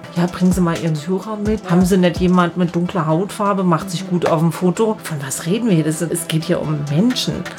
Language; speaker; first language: German; native; German